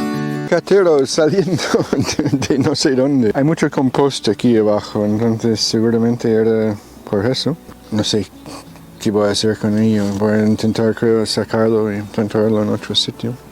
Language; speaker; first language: Spanish; non-native, fluent; English